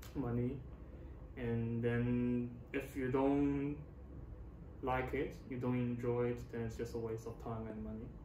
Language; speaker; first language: English; non-native, fluent; Chinese